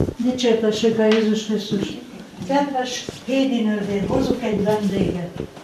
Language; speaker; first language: Hungarian; native; Hungarian